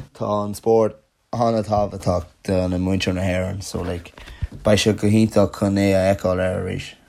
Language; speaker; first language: Irish; non-native, local second language; English